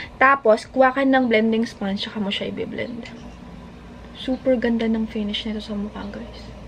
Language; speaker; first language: Filipino; native; Filipino